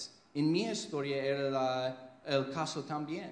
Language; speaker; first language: Spanish; non-native, fluent; English